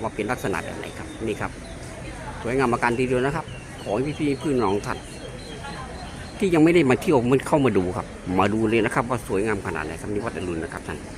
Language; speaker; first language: Thai; native; Thai